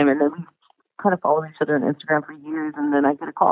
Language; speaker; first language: English; native; English